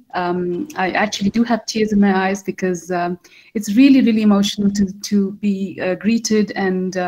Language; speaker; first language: English; non-native, local second language; Hindi